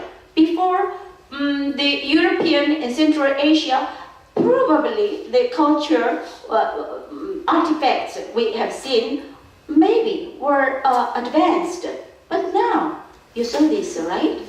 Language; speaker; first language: English; non-native, fluent; Korean